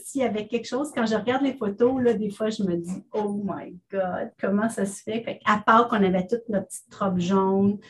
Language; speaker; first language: French; native; French